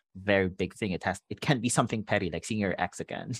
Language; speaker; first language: English; non-native, local second language; Filipino